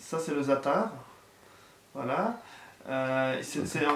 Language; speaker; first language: French; non-native, local second language; Arabic